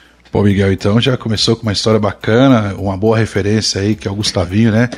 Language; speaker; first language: Portuguese; native; Portuguese